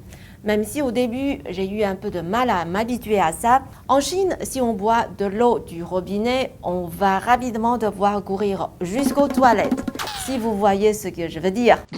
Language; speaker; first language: French; non-native, fluent; Chinese